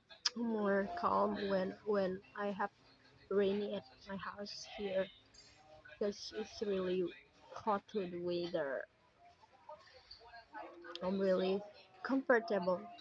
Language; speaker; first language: English; non-native, learner; Indonesian